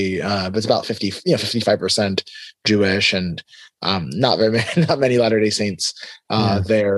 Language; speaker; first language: English; native; English